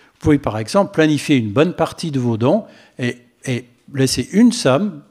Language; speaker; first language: French; non-native, fluent; English